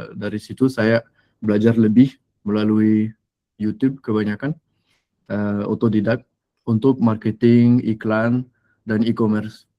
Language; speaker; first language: Indonesian; non-native, fluent; French